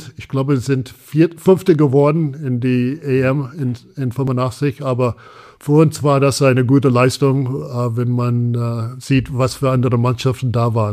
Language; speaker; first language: German; non-native, fluent; English